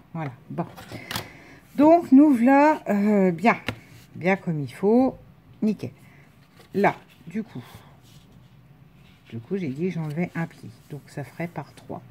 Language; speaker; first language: French; native; French